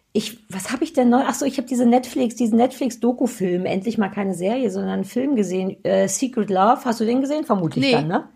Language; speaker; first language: German; native; German